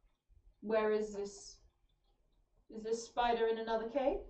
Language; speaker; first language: English; native; English